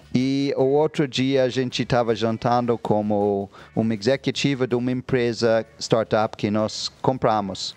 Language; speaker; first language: Portuguese; non-native, fluent; English